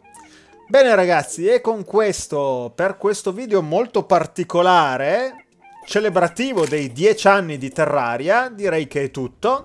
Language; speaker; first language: Italian; native; Italian